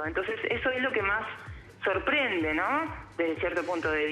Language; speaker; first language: Spanish; native; Spanish